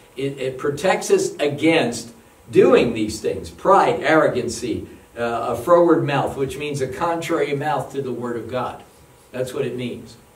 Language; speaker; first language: English; native; English